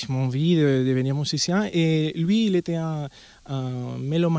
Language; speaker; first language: French; non-native, fluent; Spanish